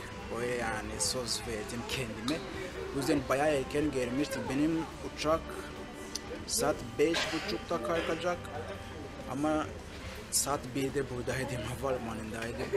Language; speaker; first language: Turkish; non-native, fluent; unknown